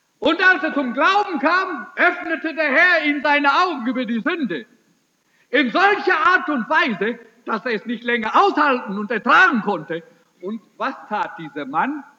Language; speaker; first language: German; early bilingual, heritage; German